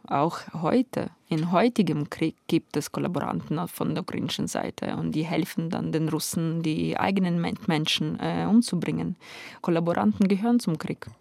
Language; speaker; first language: German; non-native, fluent; Ukrainian